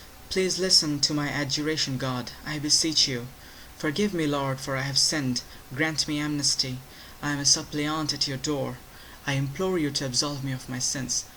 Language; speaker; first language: English; non-native, local second language; Bangla